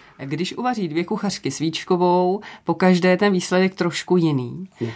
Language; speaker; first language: Czech; native; Czech